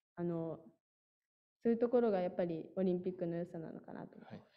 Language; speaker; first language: Japanese; native; Japanese